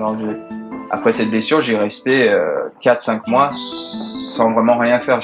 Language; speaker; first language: French; early bilingual, heritage; French